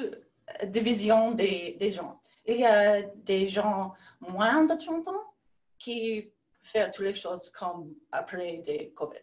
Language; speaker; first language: French; non-native, learner; English